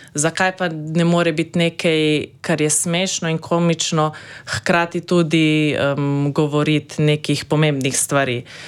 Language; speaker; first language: Slovenian; native; Slovenian